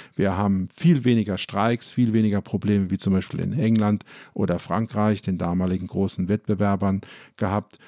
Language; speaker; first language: German; native; German